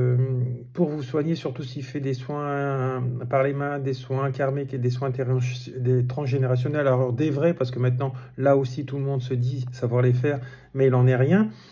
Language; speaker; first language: French; native; French